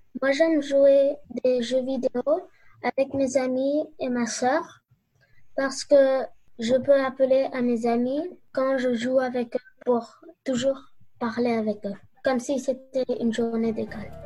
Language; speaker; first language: French; non-native, learner; English